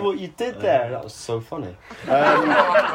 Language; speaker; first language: English; native; English